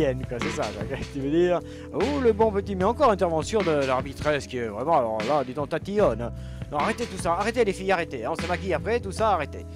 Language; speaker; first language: French; native; French